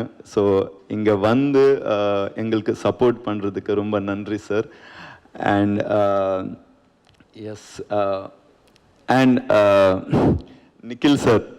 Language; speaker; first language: Tamil; non-native, learner; Kannada